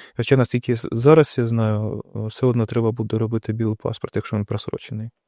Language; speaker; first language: Ukrainian; non-native, local second language; Russian